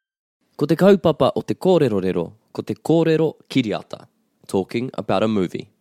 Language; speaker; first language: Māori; non-native, local second language; English